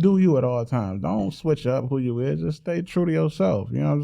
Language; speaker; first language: English; native; English